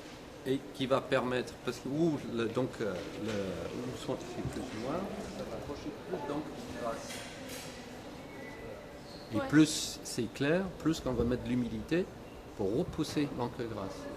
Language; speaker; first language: French; native; French